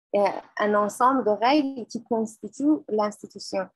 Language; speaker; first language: French; non-native, fluent; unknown